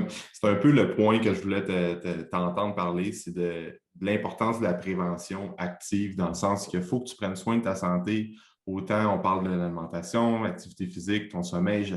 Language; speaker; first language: French; native; French